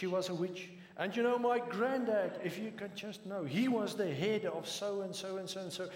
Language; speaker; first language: English; non-native, local second language; Afrikaans